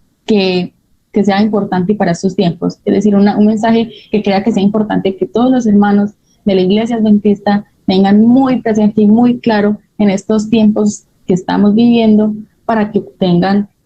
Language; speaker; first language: Spanish; native; Spanish